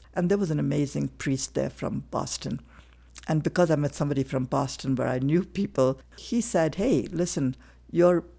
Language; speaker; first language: English; non-native, local second language; Tamil